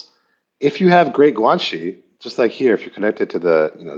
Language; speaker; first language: English; native; English